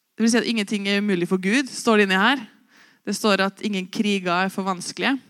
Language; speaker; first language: Norwegian; native; Norwegian